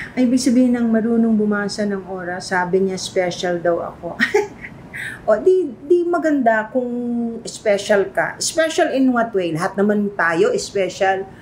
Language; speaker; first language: Filipino; non-native, local second language; Bikol